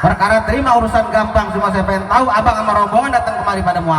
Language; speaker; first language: Indonesian; native; Indonesian